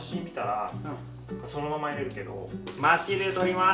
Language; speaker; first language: Japanese; non-native, learner; Thai